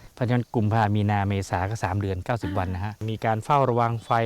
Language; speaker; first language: Thai; native; Thai